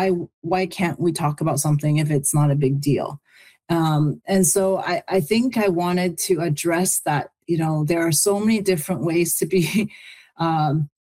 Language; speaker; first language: English; native; English